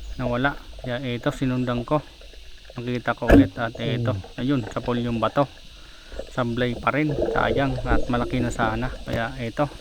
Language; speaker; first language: Filipino; non-native, local second language; Bikol